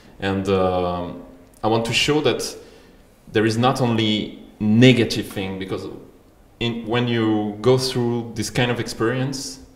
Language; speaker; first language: English; non-native, fluent; French